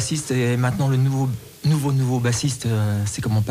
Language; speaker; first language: French; native; French